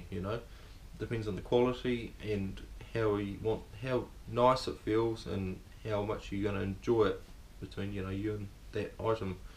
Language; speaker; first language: English; native; English